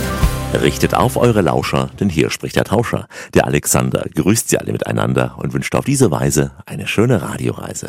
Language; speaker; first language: German; native; German